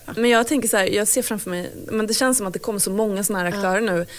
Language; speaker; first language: Swedish; non-native, fluent; English